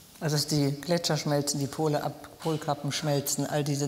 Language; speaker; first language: German; native; German